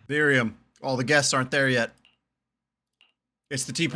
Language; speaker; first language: English; native; English